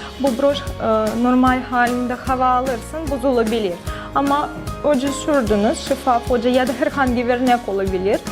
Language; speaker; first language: Turkish; non-native, fluent; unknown